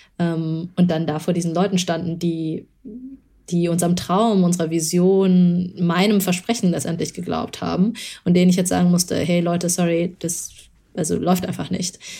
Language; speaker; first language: German; early bilingual, other home language; Chinese